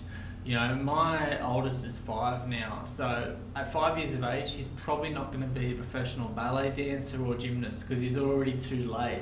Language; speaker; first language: English; native; English